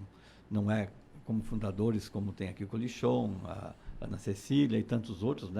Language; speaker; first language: Portuguese; native; Portuguese